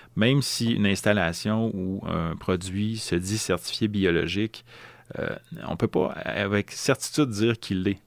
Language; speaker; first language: French; native; French